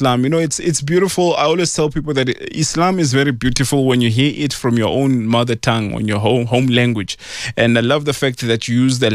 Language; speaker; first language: English; non-native, local second language; Tswana